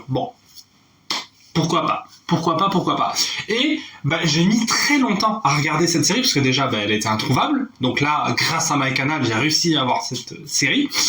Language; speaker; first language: French; native; French